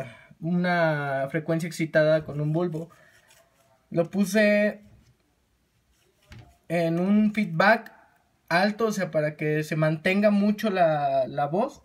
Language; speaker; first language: Spanish; native; Spanish